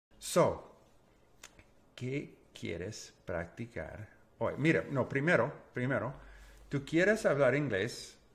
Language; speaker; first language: Spanish; non-native, learner; English